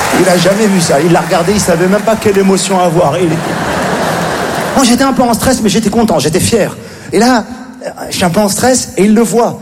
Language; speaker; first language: French; native; French